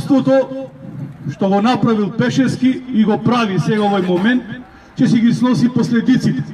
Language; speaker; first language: Macedonian; native; Macedonian